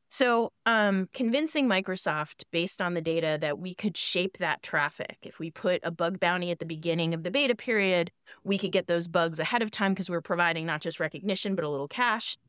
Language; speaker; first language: English; native; English